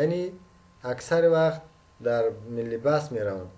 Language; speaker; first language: Persian; native; Persian